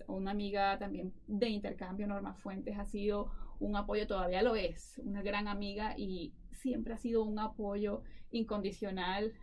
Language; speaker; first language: Spanish; native; Spanish